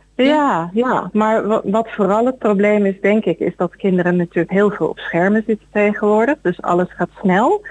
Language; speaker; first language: Dutch; native; Dutch